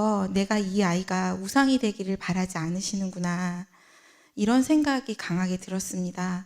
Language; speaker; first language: Korean; native; Korean